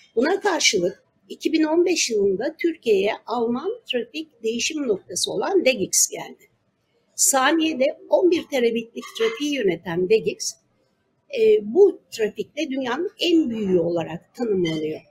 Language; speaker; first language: Turkish; native; Turkish